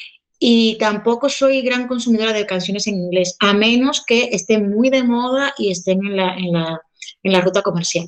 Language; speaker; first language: Spanish; native; Spanish